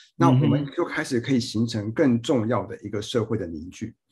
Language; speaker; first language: Chinese; native; Chinese